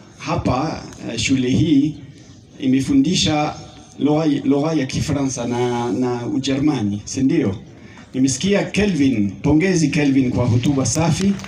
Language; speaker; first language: Swahili; non-native, learner; French